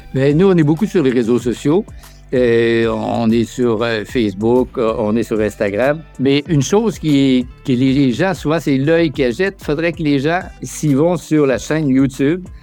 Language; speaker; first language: French; native; French